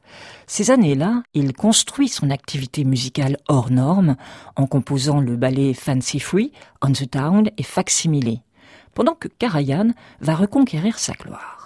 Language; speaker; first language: French; native; French